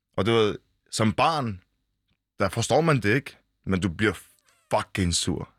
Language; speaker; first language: Danish; early bilingual, other home language; Arabic